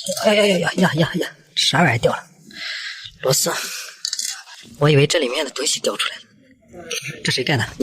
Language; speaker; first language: Chinese; native; Chinese